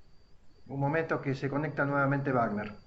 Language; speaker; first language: Spanish; native; Spanish